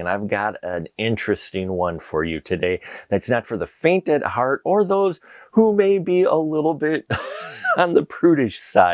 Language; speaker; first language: English; native; English